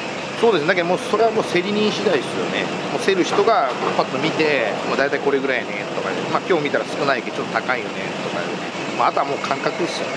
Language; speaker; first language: Japanese; native; Japanese